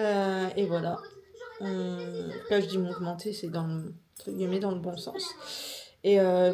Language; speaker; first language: French; native; French